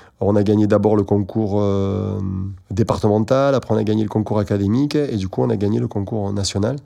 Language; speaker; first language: French; native; French